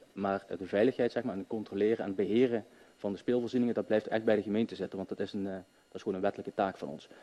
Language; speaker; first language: Dutch; native; Dutch